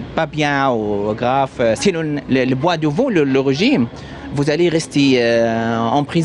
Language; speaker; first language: French; non-native, learner; Arabic